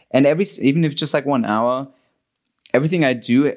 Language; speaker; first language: English; non-native, fluent; German